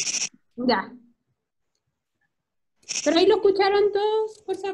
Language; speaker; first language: Spanish; native; Spanish